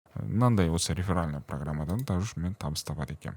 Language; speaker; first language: Russian; non-native, local second language; Kazakh